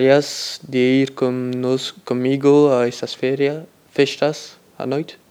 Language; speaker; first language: Portuguese; non-native, learner; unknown